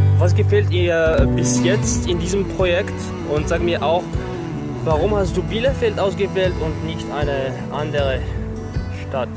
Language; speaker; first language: German; non-native, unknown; Arabic